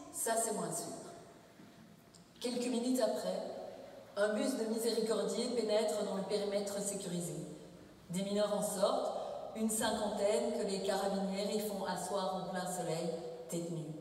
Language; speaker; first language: French; native; French